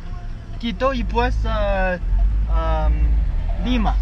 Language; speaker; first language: Spanish; non-native, learner; English